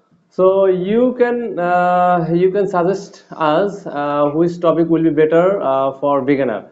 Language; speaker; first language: English; non-native, learner; Bangla